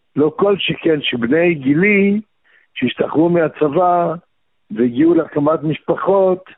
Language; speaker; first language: Hebrew; early bilingual, other home language; Arabic